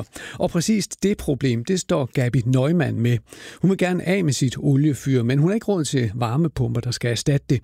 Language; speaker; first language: Danish; native; Danish